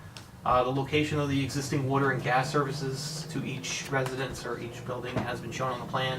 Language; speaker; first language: English; native; English